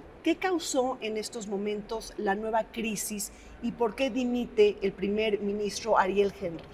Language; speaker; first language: Spanish; native; Spanish